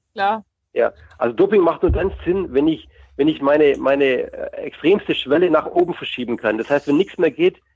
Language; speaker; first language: German; native; German